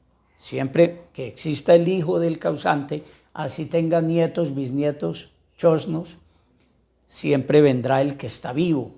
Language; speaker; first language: Spanish; native; Spanish